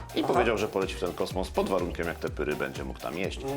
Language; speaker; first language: Polish; native; Polish